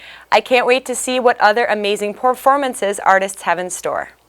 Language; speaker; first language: English; early bilingual, other home language; Korean